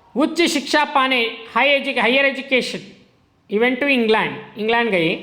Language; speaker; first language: Hindi; non-native, local second language; Kannada